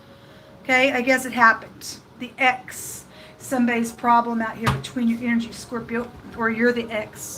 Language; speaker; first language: English; native; English